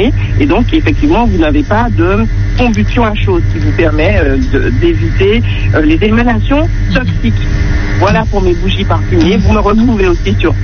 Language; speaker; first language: French; native; French